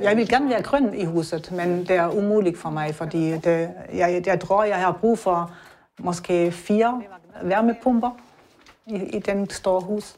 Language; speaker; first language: Danish; non-native, learner; German